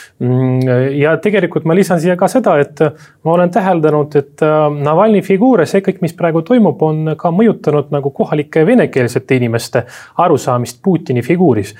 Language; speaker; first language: Estonian; non-native, local second language; Russian